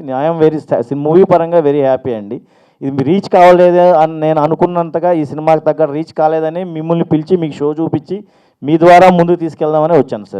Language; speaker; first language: Telugu; native; Telugu